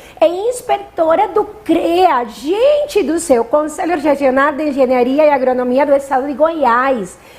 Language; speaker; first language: Portuguese; non-native, fluent; Spanish